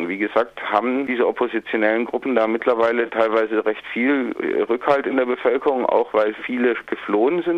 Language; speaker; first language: German; native; German